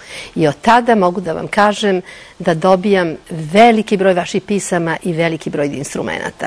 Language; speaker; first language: Serbian; native; Serbian